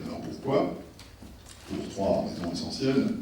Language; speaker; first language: French; native; French